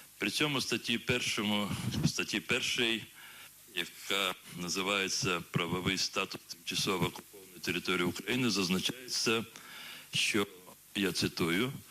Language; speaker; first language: Ukrainian; non-native, local second language; Crimean Tatar